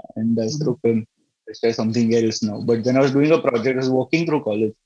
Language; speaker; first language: English; non-native, local second language; Gujarati